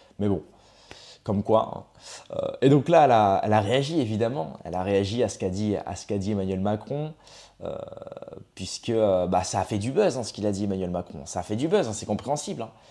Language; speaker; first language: French; native; French